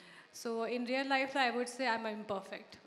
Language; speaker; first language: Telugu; non-native, learner; Hindi